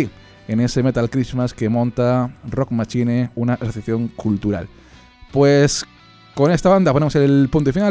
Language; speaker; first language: Spanish; native; Spanish